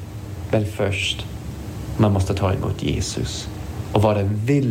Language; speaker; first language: Swedish; non-native, fluent; English